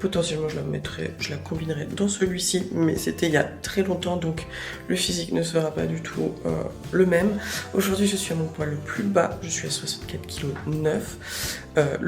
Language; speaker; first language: French; native; French